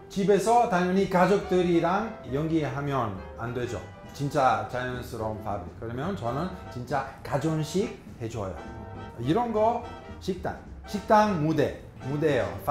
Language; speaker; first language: Korean; non-native, fluent; Italian